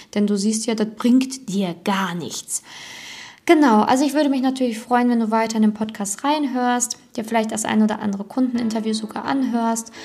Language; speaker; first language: German; native; German